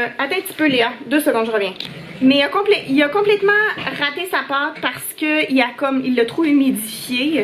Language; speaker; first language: French; native; French